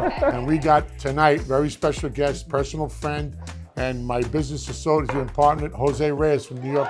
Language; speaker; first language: English; native; English